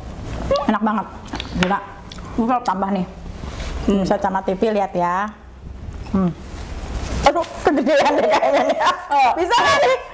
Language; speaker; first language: Indonesian; native; Indonesian